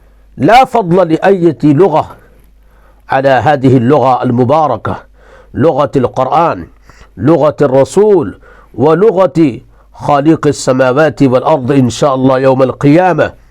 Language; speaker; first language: Arabic; non-native, fluent; Urdu